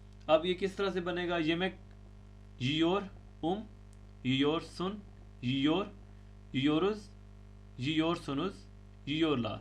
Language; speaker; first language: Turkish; non-native, fluent; Urdu